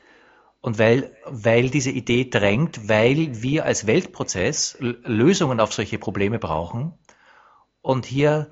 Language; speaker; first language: German; native; German